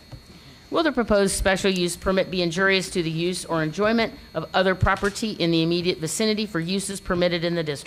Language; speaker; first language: English; native; English